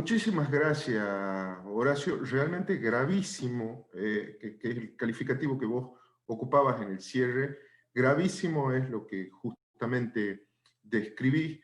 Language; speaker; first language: Spanish; native; Spanish